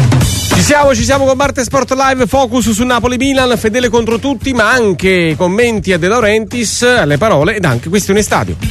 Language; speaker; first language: Italian; native; Italian